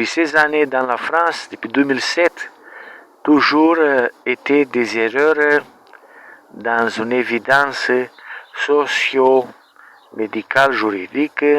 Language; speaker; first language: French; non-native, learner; Romanian